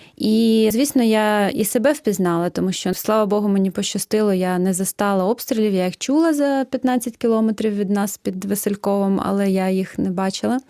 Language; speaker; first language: Ukrainian; native; Ukrainian